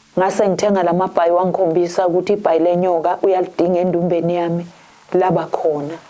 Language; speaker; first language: Zulu; native; Zulu